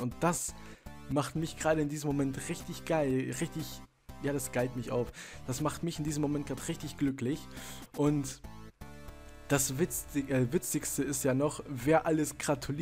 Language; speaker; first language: German; native; German